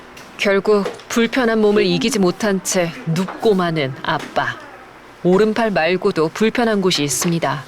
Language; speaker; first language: Korean; native; Korean